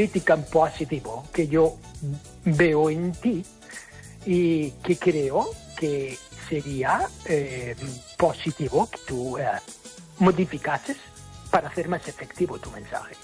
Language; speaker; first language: Spanish; non-native, fluent; English